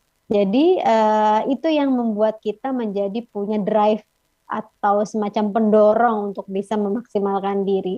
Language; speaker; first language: Indonesian; native; Indonesian